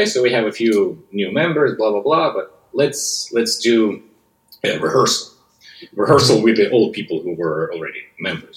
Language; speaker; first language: English; non-native, fluent; Russian